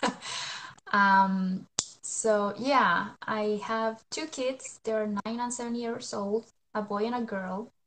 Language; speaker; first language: English; non-native, fluent; Spanish